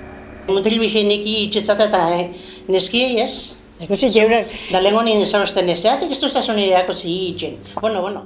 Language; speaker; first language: Basque; native; Basque